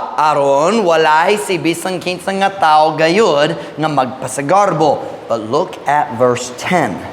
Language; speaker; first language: Cebuano; non-native, fluent; English